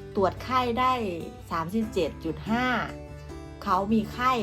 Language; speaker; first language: Thai; native; Thai